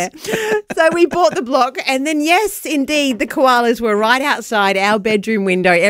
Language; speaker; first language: English; native; English